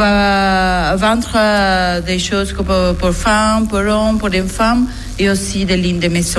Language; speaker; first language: French; non-native, fluent; Spanish